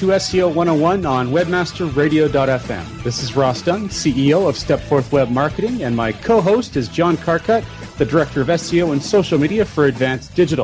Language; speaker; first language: English; native; English